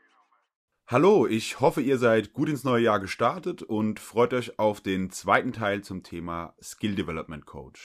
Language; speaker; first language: German; native; German